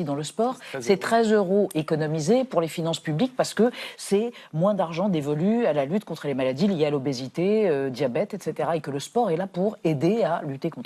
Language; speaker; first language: French; native; French